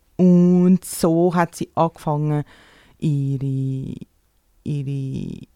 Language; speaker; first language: German; non-native, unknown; Portuguese